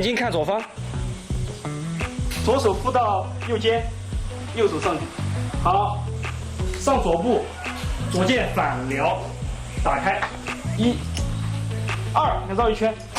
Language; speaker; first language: Chinese; native; Chinese